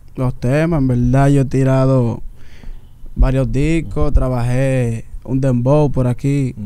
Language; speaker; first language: Spanish; early bilingual, heritage; Spanish